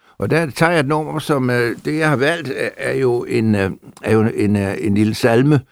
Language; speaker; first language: Danish; native; Danish